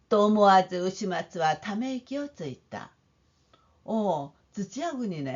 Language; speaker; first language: Japanese; non-native, fluent; Korean